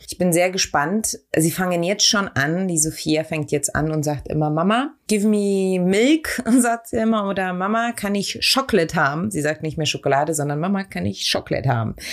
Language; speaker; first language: German; early bilingual, other home language; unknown